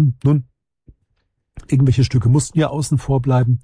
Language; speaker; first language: German; native; German